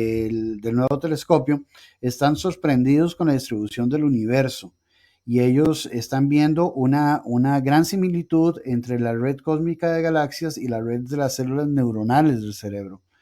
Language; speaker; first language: Spanish; native; Spanish